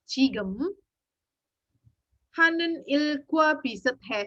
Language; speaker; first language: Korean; non-native, fluent; Indonesian